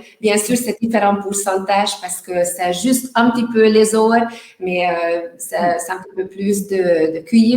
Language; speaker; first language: French; non-native, learner; Hungarian